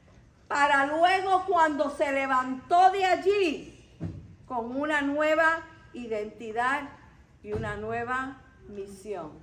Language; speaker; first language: Spanish; native; Spanish